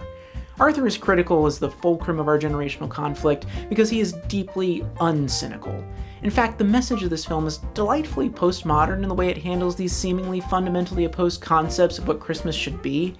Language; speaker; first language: English; native; English